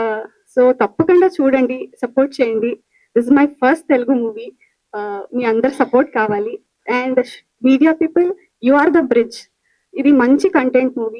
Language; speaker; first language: Telugu; non-native, learner; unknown